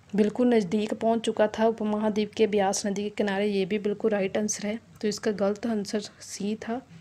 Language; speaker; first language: Hindi; non-native, local second language; Punjabi